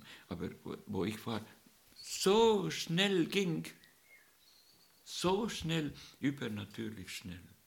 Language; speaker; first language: German; non-native, learner; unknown